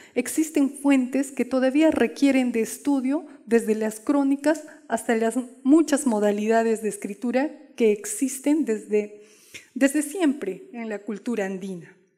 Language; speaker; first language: Spanish; non-native, local second language; Quechua